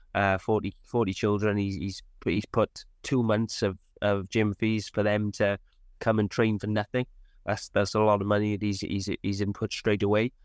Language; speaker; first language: English; native; English